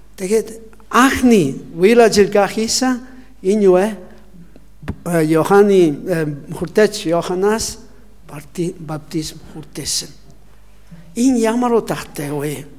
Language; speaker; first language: Mongolian; non-native, learner; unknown